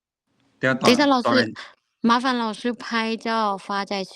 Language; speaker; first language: Chinese; non-native, learner; Lao